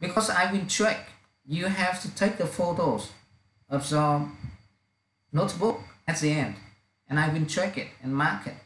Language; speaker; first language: English; non-native, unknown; Vietnamese